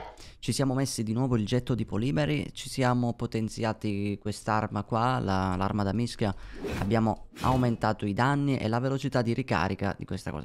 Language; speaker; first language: Italian; native; Italian